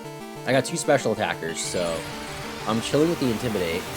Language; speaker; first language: English; native; English